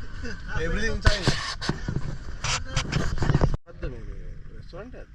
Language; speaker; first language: English; non-native, local second language; Sinhala